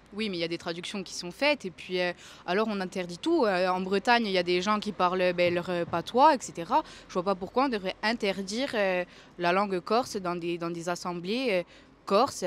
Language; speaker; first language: French; native; French